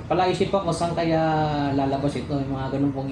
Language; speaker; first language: Filipino; native; Filipino